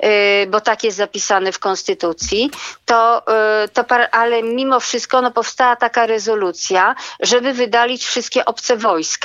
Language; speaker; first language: Polish; native; Polish